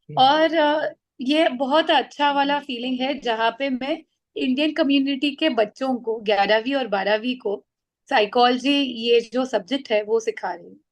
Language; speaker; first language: Hindi; non-native, local second language; Marathi